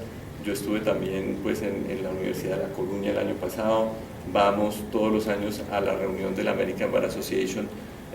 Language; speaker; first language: Spanish; native; Spanish